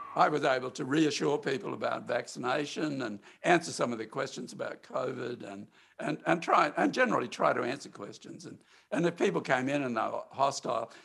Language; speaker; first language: English; native; English